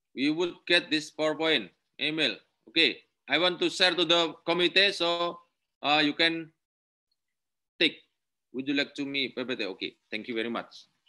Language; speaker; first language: English; non-native, learner; Indonesian